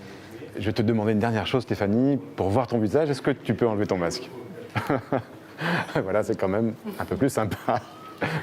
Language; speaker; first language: French; native; French